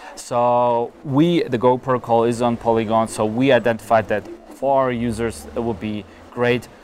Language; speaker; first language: English; non-native, fluent; German